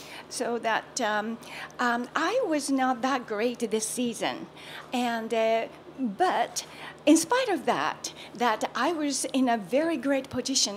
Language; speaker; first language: English; non-native, fluent; Japanese